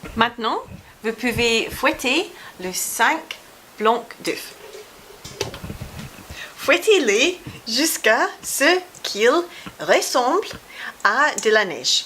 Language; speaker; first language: French; non-native, fluent; English